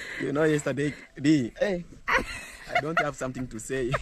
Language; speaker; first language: English; non-native, local second language; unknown